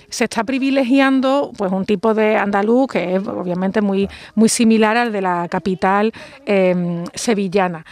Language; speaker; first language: Spanish; native; Spanish